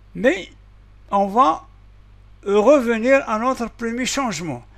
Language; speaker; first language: French; non-native, local second language; Arabic